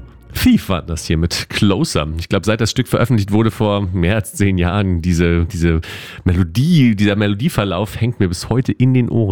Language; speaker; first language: German; native; German